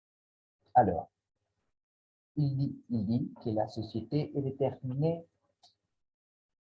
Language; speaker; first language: French; non-native, learner; Spanish